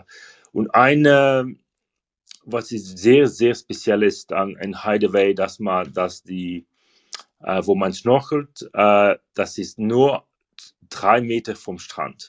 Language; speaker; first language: German; non-native, learner; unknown